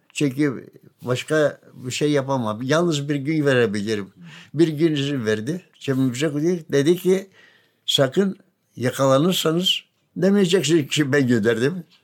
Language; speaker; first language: Turkish; non-native, local second language; Greek